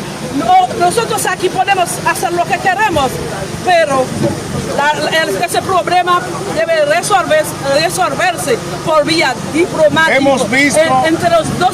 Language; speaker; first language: Spanish; non-native, local second language; Haitian Creole